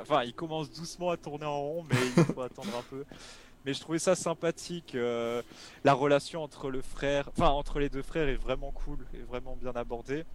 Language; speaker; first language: French; native; French